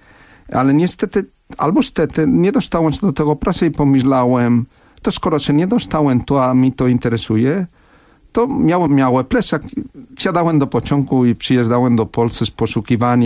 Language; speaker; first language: Polish; non-native, fluent; Spanish